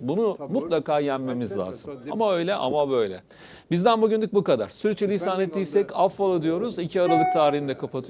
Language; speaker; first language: Turkish; native; Turkish